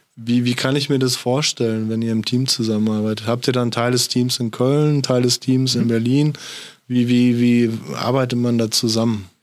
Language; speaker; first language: German; native; German